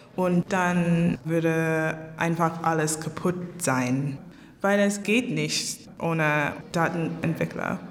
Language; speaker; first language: German; non-native, fluent; English